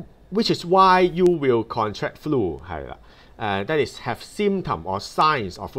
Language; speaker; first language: English; non-native, local second language; Cantonese